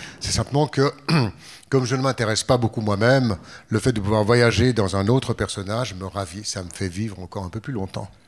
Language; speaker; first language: French; native; French